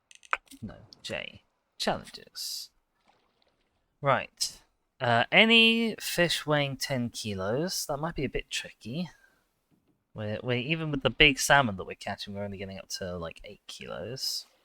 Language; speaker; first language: English; native; English